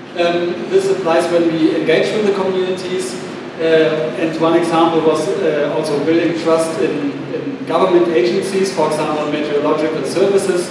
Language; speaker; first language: English; non-native, fluent; German